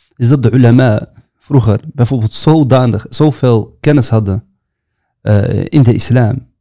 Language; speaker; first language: Dutch; early bilingual, other home language; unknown